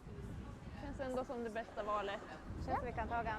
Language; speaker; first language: Swedish; native; Swedish